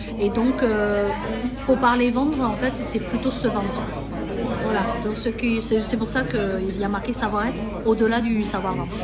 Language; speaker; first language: French; early bilingual, other home language; Chinese